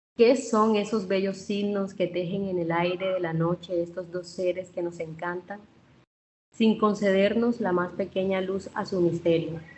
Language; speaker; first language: Spanish; non-native, local second language; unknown